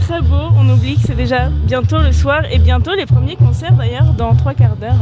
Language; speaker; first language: French; native; French